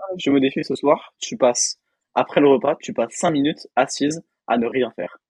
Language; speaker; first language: French; native; French